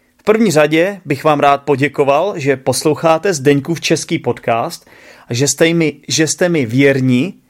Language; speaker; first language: Czech; native; Czech